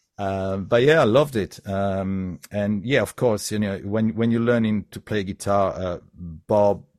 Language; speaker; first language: English; non-native, fluent; Italian